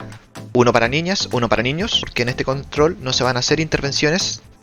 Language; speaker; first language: Spanish; native; Spanish